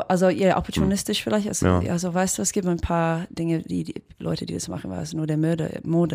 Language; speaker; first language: German; non-native, fluent; English